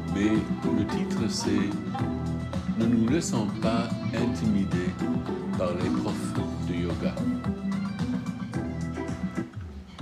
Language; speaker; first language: French; non-native, fluent; English